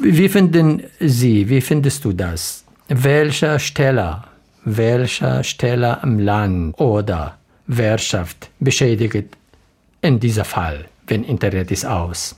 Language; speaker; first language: German; non-native, learner; Arabic